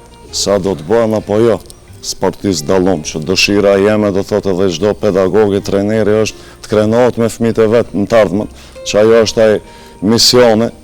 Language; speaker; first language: Albanian; native; Albanian